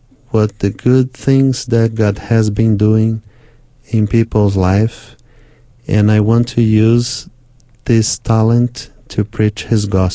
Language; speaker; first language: English; non-native, fluent; Portuguese